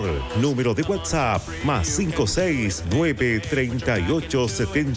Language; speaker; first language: Spanish; native; Spanish